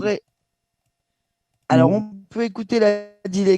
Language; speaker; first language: French; native; French